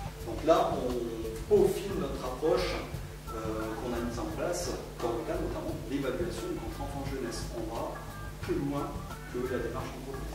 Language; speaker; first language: French; native; French